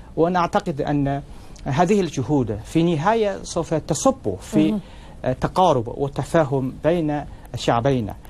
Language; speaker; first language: Arabic; non-native, fluent; Chinese